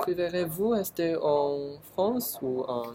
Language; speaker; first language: French; non-native, learner; Chinese